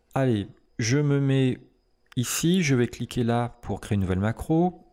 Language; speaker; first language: French; native; French